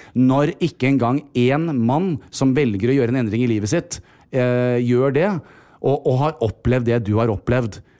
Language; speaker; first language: Norwegian; native; Norwegian